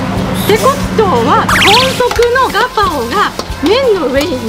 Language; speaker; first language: Japanese; native; Japanese